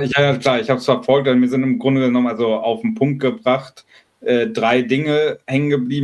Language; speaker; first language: German; native; German